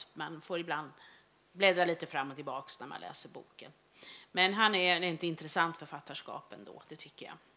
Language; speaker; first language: Swedish; native; Swedish